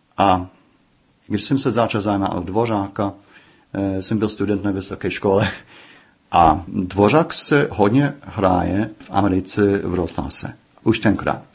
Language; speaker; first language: Czech; non-native, fluent; English